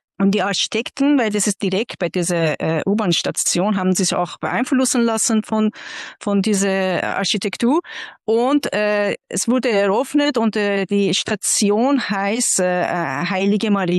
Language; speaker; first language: German; non-native, fluent; Persian